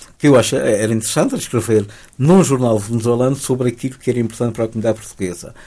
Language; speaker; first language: Portuguese; early bilingual, heritage; Spanish